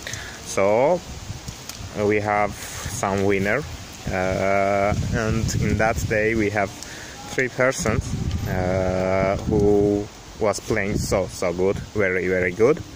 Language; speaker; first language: English; non-native, learner; Armenian